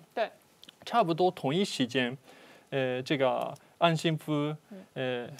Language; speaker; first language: Chinese; non-native, fluent; Japanese